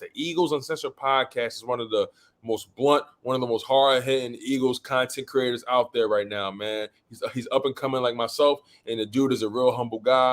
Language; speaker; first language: English; native; English